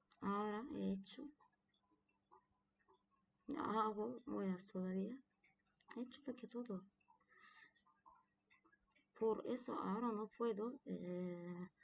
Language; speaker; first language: Spanish; non-native, learner; Turkish